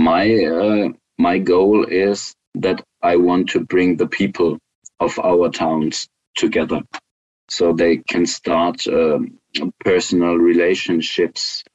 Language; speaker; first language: English; non-native, fluent; German